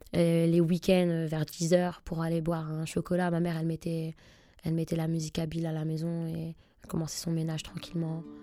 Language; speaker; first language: French; native; French